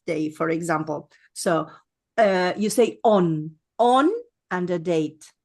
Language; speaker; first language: English; non-native, fluent; Spanish